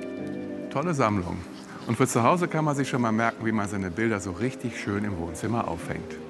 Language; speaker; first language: German; native; German